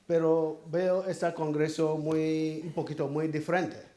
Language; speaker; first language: Spanish; non-native, fluent; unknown